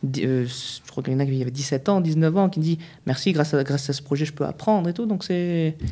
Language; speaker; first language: French; native; French